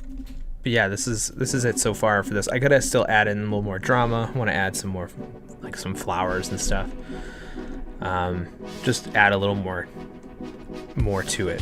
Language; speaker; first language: English; native; English